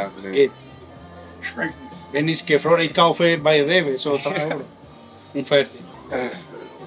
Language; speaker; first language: German; non-native, learner; Italian